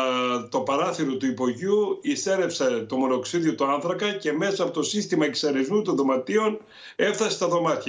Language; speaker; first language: Greek; native; Greek